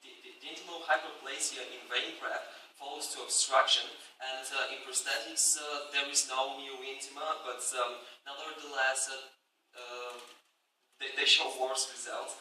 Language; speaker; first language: English; non-native, fluent; Bulgarian